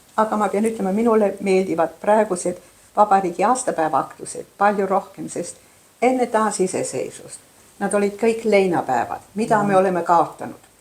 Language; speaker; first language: Estonian; early bilingual, heritage; Estonian